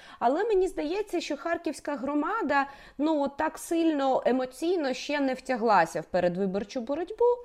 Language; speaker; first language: Ukrainian; native; Ukrainian